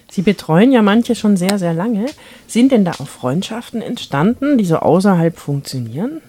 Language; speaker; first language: German; native; German